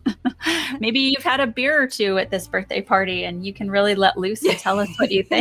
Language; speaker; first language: English; native; English